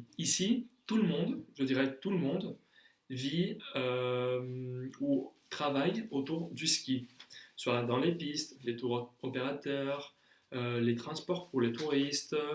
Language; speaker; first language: French; non-native, fluent; Spanish